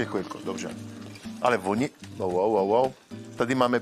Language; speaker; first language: Czech; non-native, learner; Italian